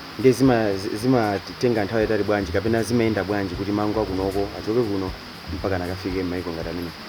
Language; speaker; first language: Nyanja; native; Nyanja